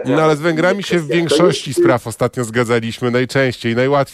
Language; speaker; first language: Polish; native; Polish